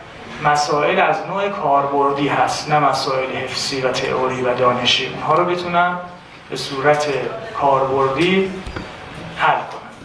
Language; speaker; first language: Persian; native; Persian